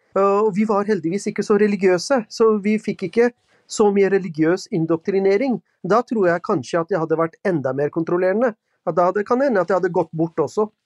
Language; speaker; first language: Norwegian; early bilingual, other home language; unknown